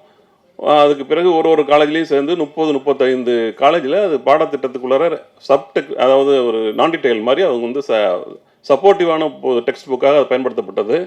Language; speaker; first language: Tamil; native; Tamil